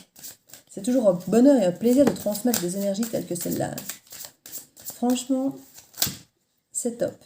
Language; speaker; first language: French; native; French